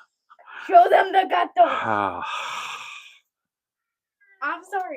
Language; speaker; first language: English; native; English